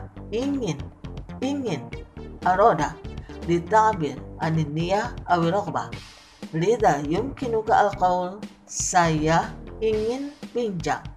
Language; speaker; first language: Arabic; non-native, fluent; Indonesian